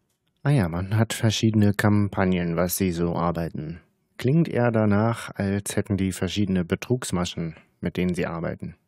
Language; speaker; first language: German; native; German